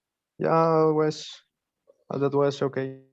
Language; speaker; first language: English; non-native, learner; Spanish